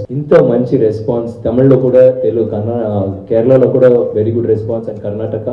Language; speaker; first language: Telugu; non-native, learner; Tamil